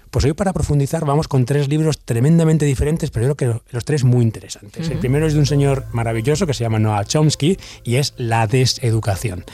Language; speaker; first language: Spanish; native; Spanish